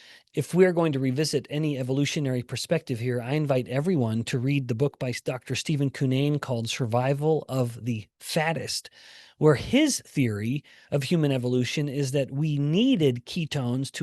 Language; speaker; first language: English; native; English